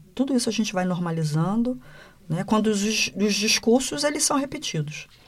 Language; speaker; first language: Portuguese; native; Portuguese